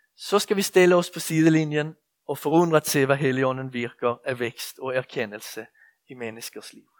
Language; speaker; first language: Danish; native; Danish